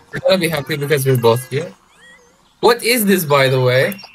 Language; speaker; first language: English; non-native, fluent; Turkish